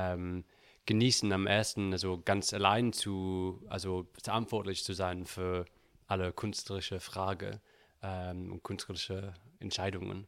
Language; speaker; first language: German; non-native, learner; English